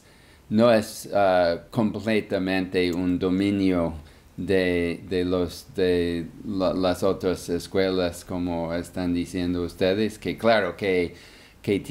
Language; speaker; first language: Spanish; non-native, fluent; English